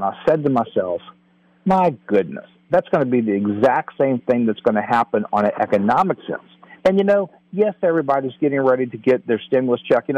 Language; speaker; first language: English; native; English